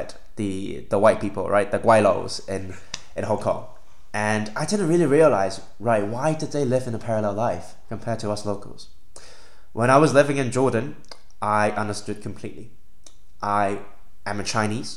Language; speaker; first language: English; non-native, local second language; Cantonese